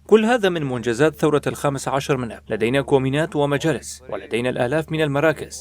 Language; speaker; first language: Arabic; non-native, local second language; Kurdish